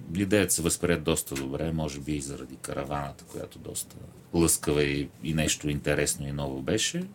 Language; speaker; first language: Bulgarian; native; Bulgarian